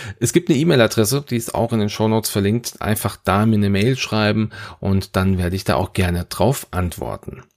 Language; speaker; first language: German; native; German